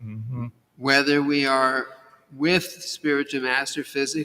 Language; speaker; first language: English; native; English